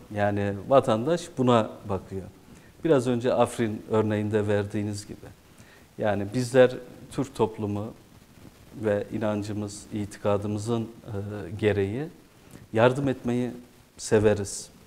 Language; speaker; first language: Turkish; native; Turkish